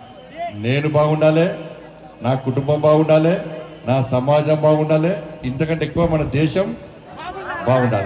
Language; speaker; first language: Telugu; native; Telugu